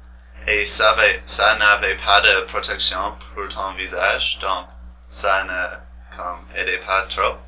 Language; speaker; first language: French; non-native, learner; English